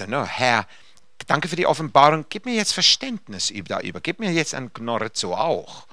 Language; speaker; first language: German; non-native, fluent; English